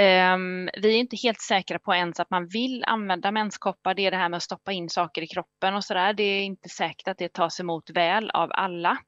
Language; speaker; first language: Swedish; native; Swedish